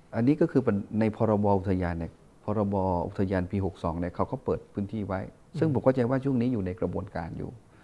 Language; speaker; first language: Thai; non-native, local second language; Karen languages